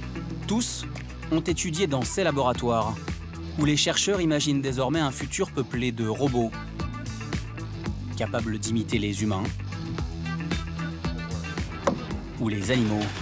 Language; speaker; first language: French; native; French